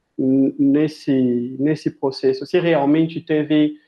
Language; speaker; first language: Portuguese; non-native, fluent; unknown